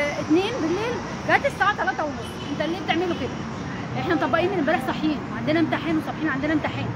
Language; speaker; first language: Arabic; native; Arabic